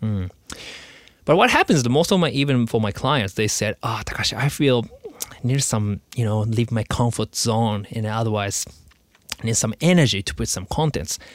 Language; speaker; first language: English; non-native, learner; Japanese